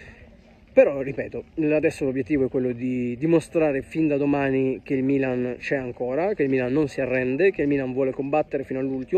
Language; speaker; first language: Italian; native; Italian